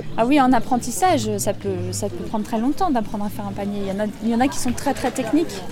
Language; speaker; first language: French; native; French